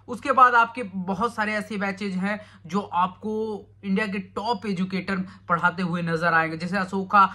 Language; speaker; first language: Hindi; native; Hindi